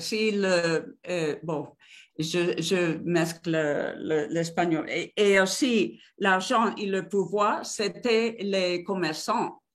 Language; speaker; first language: French; non-native, learner; Spanish